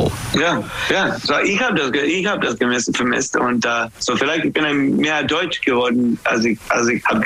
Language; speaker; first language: German; non-native, learner; English